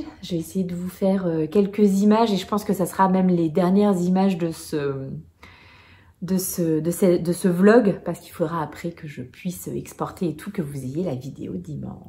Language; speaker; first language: French; native; French